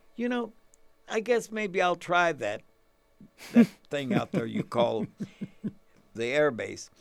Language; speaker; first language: English; native; English